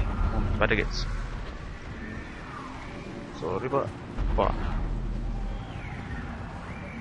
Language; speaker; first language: German; native; German